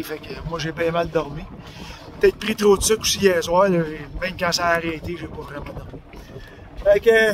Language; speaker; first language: French; native; French